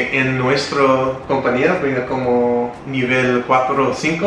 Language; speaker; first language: Spanish; non-native, learner; English